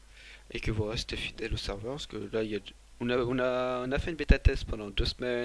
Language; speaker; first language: French; native; French